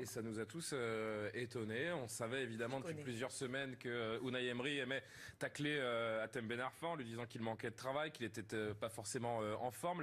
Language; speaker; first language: French; native; French